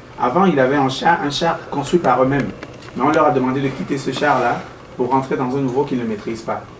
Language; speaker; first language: French; non-native, local second language; Basaa